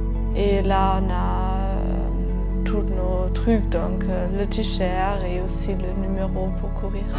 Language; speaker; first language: French; non-native, fluent; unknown